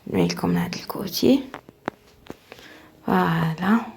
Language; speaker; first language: Arabic; native; Arabic